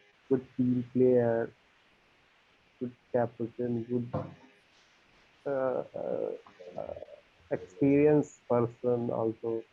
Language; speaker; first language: English; non-native, learner; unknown